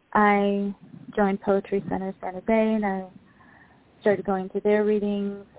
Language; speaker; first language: English; early bilingual, other home language; Spanish